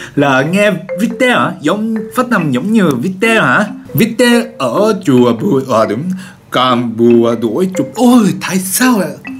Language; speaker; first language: Vietnamese; non-native, fluent; Japanese